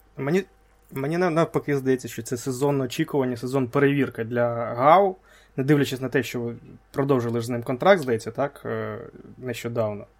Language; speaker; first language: Ukrainian; native; Ukrainian